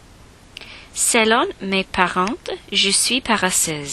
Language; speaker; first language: French; non-native, learner; English